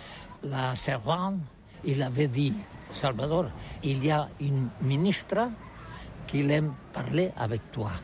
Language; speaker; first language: French; non-native, learner; Catalan